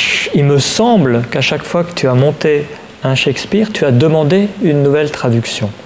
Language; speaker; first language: French; native; French